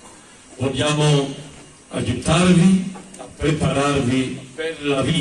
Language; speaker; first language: Italian; non-native, fluent; Spanish